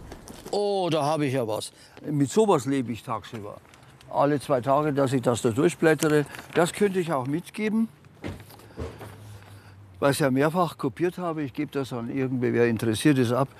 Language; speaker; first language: German; native; German